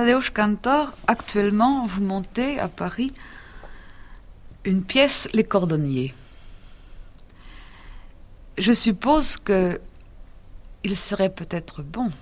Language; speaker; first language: French; native; French